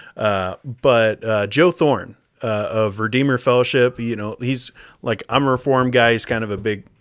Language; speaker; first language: English; native; English